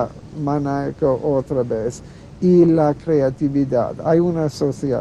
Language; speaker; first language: Spanish; non-native, fluent; English